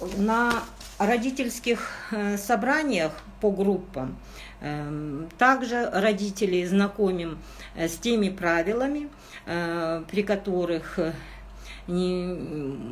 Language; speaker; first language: Russian; non-native, local second language; Kazakh